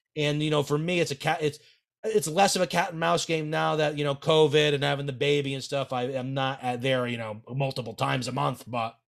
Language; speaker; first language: English; native; English